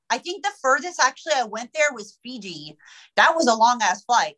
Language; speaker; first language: English; early bilingual, other home language; Persian